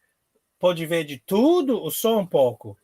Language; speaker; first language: Portuguese; non-native, learner; English